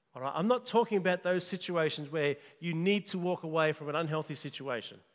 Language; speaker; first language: English; native; English